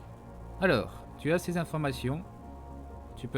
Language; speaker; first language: French; native; French